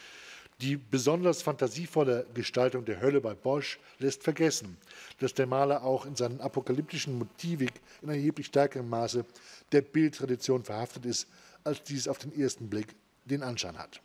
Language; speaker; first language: German; native; German